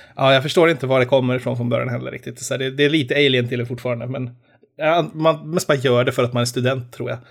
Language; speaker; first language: Swedish; native; Swedish